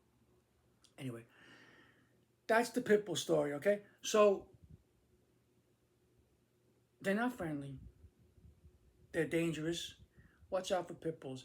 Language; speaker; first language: English; native; English